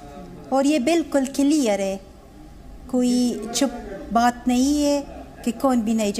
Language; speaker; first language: Hindi; non-native, learner; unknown